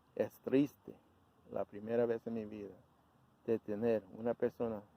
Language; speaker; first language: Spanish; early bilingual, heritage; Spanish